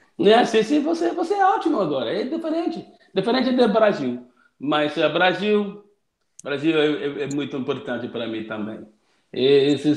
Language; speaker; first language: Portuguese; non-native, learner; English